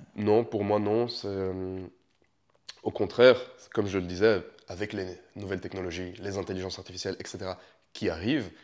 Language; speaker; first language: French; early bilingual, other home language; Romanian